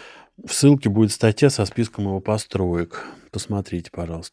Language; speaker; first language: Russian; native; Russian